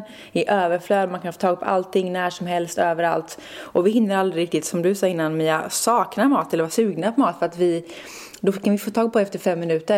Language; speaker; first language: Swedish; native; Swedish